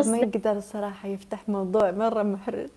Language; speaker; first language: Arabic; native; Arabic